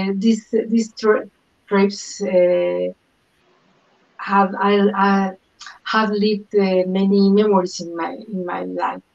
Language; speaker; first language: English; non-native, learner; Spanish